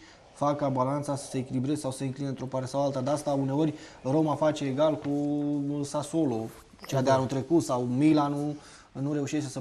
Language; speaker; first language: Romanian; native; Romanian